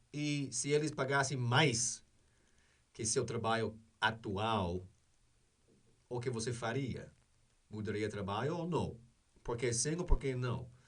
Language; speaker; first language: Portuguese; non-native, fluent; English